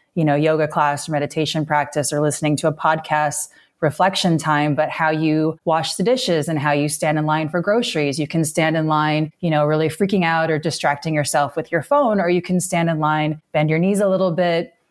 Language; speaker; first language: English; native; English